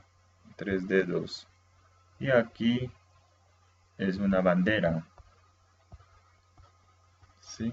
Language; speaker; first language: Spanish; non-native, fluent; Korean